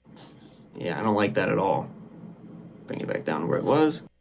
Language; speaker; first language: English; native; English